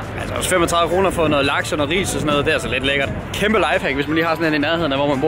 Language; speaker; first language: Danish; native; Danish